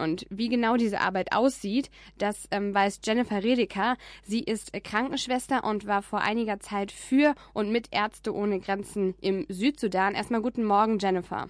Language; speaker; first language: German; native; German